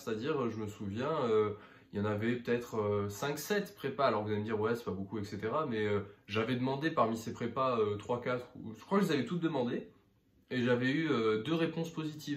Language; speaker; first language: French; native; French